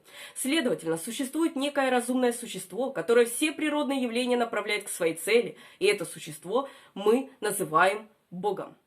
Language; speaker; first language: Russian; native; Russian